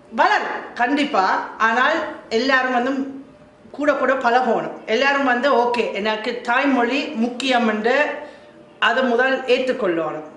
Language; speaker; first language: Tamil; non-native, fluent; German